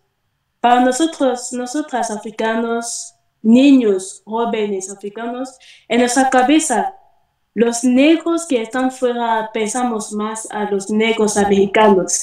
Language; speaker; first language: Spanish; non-native, fluent; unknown